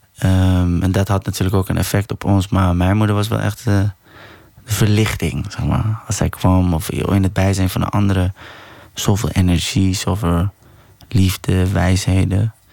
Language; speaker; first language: Dutch; early bilingual, other home language; Persian